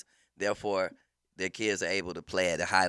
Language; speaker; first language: English; native; English